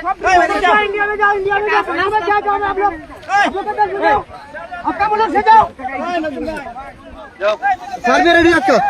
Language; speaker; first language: Hindi; non-native, learner; Bangla